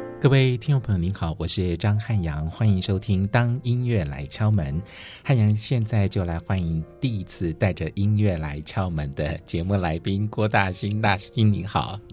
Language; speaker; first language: Chinese; native; Chinese